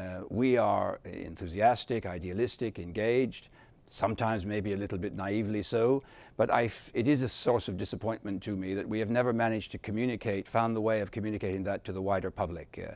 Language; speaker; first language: English; native; English